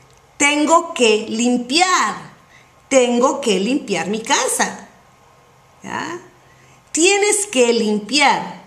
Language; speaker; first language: Spanish; non-native, fluent; English